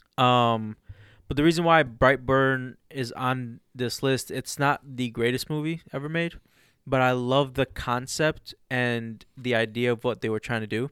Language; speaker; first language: English; early bilingual, other home language; Arabic